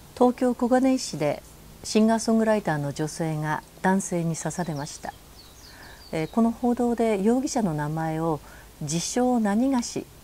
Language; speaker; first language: Japanese; native; Japanese